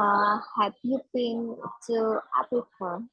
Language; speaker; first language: English; non-native, learner; Vietnamese